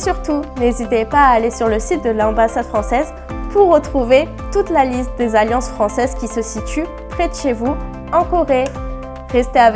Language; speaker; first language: French; native; French